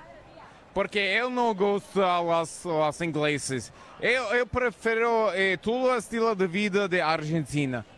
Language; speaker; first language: Portuguese; non-native, learner; Spanish